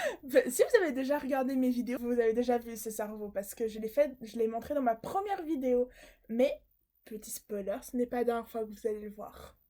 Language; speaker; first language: French; native; French